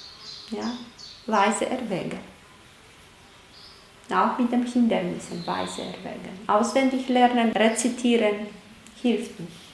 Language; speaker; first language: German; non-native, fluent; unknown